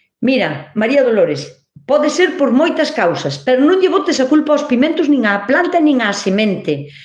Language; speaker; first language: Galician; native; Galician